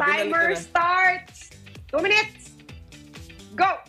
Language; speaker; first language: English; non-native, local second language; Filipino